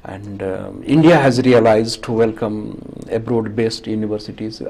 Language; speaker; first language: English; non-native, local second language; Nepali